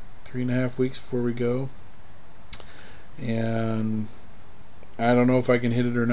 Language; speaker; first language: English; native; English